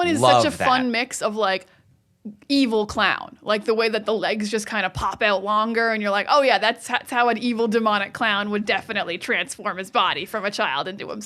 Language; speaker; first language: English; native; English